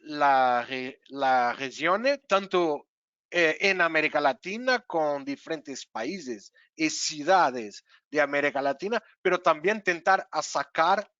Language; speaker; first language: Spanish; non-native, fluent; Portuguese